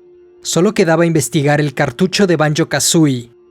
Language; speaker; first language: Spanish; native; Spanish